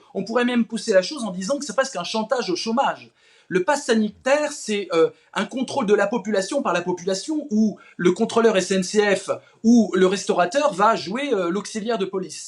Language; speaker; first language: French; native; French